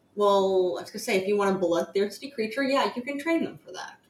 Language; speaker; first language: English; native; English